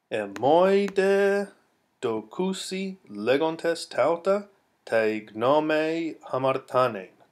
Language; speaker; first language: Greek; non-native, fluent; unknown